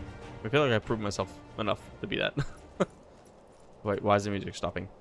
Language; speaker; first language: English; native; English